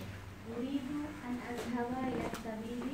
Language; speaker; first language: Arabic; non-native, learner; Urdu